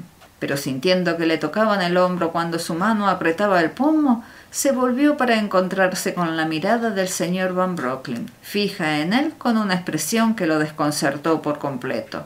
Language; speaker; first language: Spanish; native; Spanish